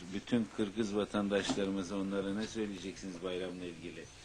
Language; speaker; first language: Turkish; native; Turkish